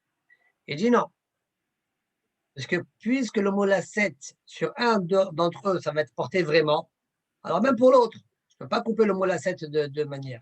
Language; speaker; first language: French; native; French